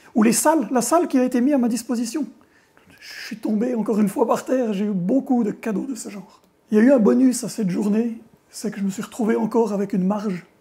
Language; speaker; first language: French; native; French